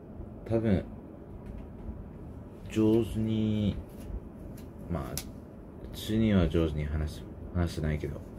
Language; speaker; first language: Japanese; non-native, learner; English